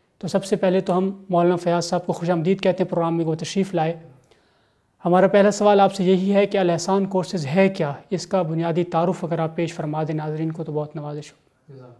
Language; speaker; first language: Urdu; native; Urdu